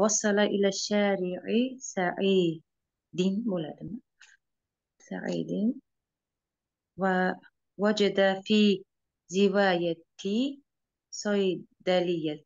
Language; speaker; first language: Arabic; non-native, learner; Uzbek